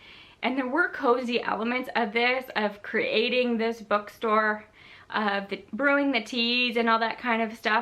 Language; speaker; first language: English; native; English